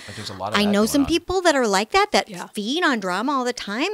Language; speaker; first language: English; native; English